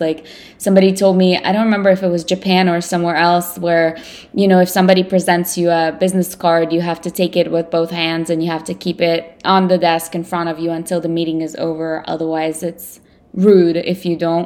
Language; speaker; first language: English; non-native, fluent; Russian